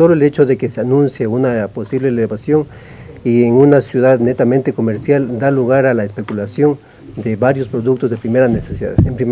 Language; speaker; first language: Spanish; native; Spanish